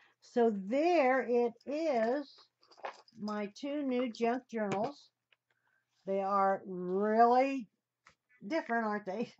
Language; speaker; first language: English; native; English